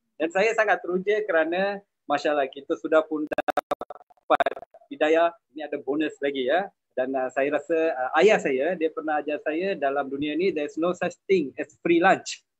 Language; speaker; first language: Malay; non-native, local second language; Tamil